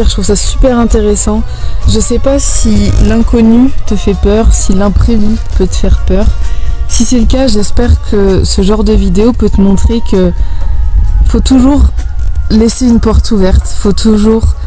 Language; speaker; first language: French; native; French